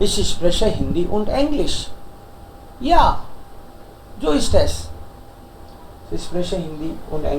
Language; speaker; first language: German; non-native, learner; Hindi